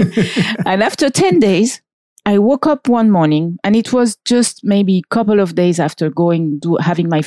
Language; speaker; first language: English; non-native, fluent; French